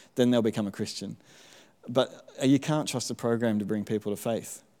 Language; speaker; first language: English; native; English